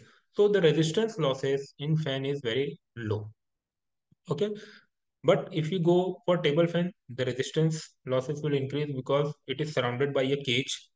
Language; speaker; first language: English; non-native, local second language; Hindi